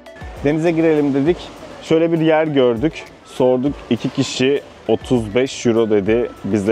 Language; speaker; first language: Turkish; native; Turkish